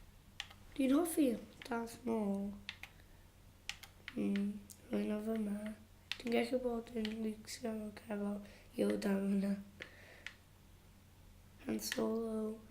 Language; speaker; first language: Welsh; non-native, local second language; English